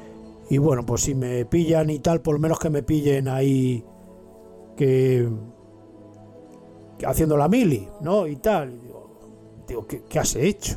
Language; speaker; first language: Spanish; native; Spanish